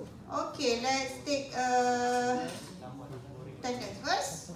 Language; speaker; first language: English; non-native, local second language; Malay